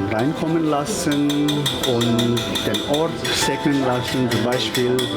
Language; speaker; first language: German; non-native, fluent; Tibetan